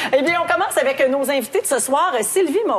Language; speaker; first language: French; native; French